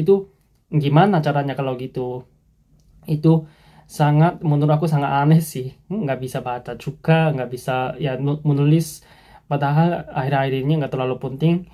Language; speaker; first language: Indonesian; non-native, fluent; Korean